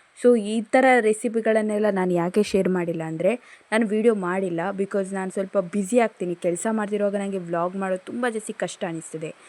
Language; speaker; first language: Kannada; non-native, local second language; Tulu